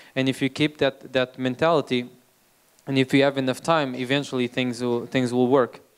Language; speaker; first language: English; non-native, fluent; Portuguese